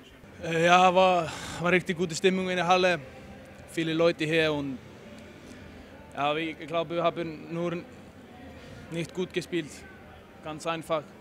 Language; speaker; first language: German; non-native, fluent; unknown